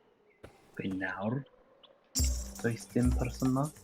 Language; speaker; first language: Welsh; non-native, learner; English